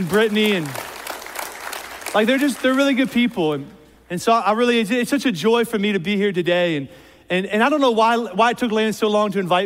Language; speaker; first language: English; native; English